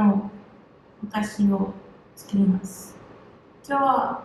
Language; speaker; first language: Japanese; non-native, learner; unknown